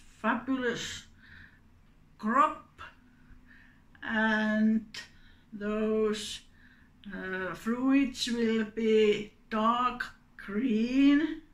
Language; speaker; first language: English; non-native, learner; Finnish